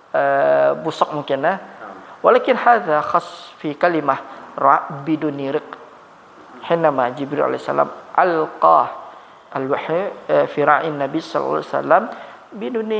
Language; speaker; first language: Arabic; non-native, fluent; Malay